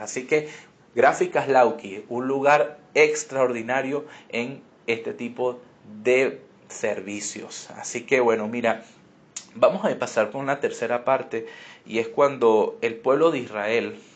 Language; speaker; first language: Spanish; native; Spanish